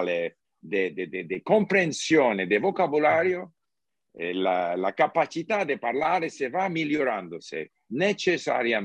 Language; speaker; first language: Italian; non-native, learner; English